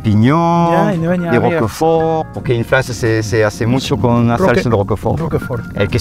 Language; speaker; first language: Spanish; non-native, learner; French